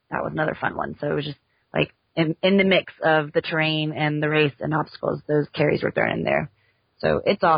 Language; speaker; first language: English; native; English